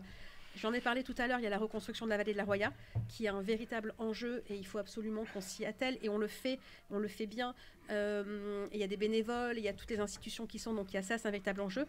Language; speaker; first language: French; native; French